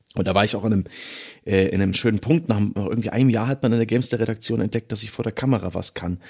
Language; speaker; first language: German; native; German